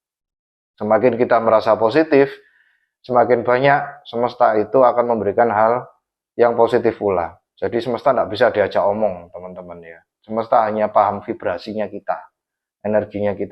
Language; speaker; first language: Indonesian; native; Indonesian